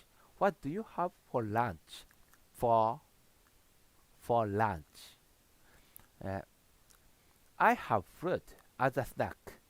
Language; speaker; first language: English; non-native, learner; Japanese